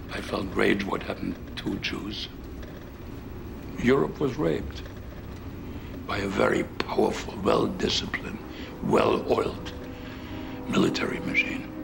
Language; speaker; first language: English; non-native, fluent; German